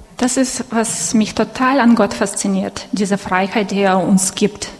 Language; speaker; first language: German; non-native, fluent; Russian